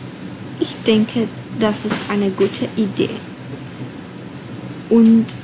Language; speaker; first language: German; non-native, learner; English